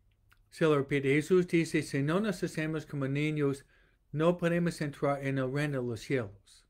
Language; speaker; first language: Spanish; non-native, fluent; English